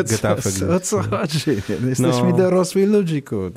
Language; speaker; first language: Polish; non-native, learner; English